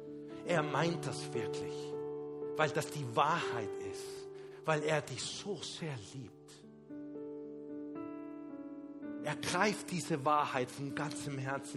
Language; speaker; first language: German; non-native, fluent; Spanish